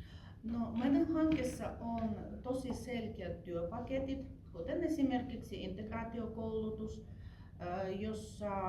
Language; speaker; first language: Finnish; non-native, fluent; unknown